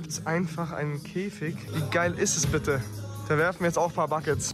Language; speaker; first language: German; native; German